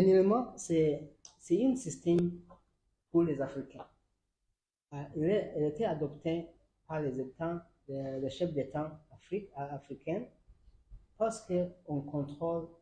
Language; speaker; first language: French; non-native, learner; Arabic